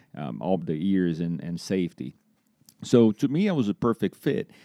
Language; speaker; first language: English; non-native, fluent; Portuguese